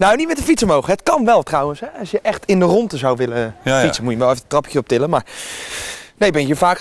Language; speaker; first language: Dutch; native; Dutch